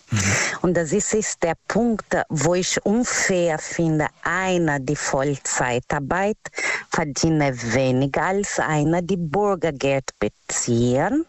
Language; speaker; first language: German; non-native, learner; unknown